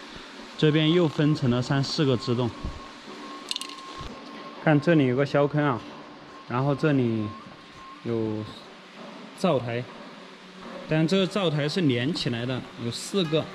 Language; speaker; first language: Chinese; native; Chinese